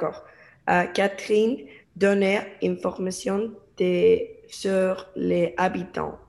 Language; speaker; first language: French; non-native, learner; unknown